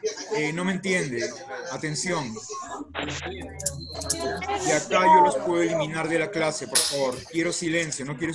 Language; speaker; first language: Spanish; native; Spanish